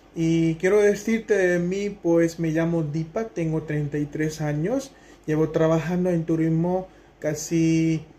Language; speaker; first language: Spanish; non-native, fluent; Hindi